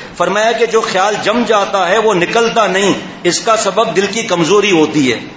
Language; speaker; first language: Urdu; native; Urdu